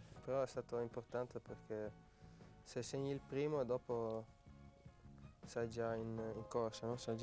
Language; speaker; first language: Italian; non-native, fluent; Dutch